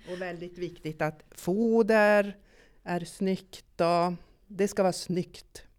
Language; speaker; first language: Swedish; native; Swedish